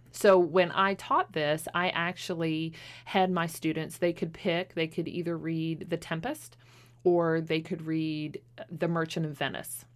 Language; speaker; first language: English; native; English